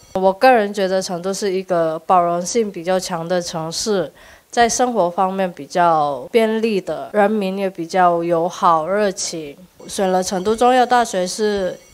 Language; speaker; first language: Chinese; non-native, fluent; Indonesian